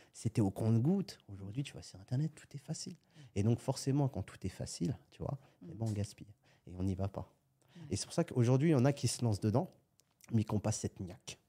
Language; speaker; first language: French; native; French